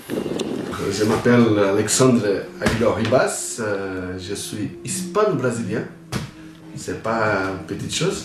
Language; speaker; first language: French; non-native, fluent; Portuguese